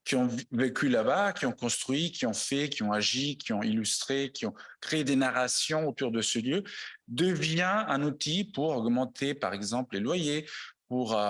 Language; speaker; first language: French; non-native, fluent; Italian